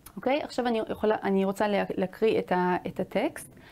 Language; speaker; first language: Hebrew; native; Hebrew